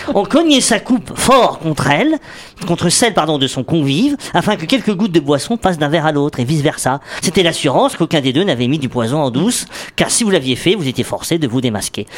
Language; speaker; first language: French; native; French